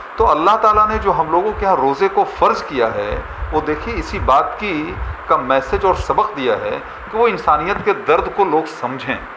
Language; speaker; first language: Urdu; native; Urdu